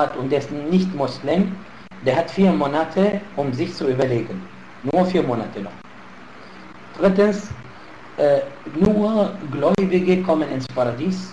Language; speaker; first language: German; non-native, fluent; Arabic